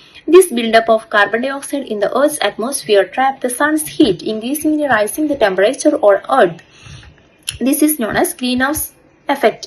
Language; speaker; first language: English; non-native, local second language; Malayalam